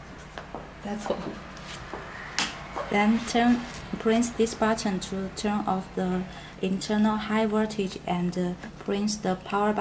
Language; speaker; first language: English; non-native, learner; Chinese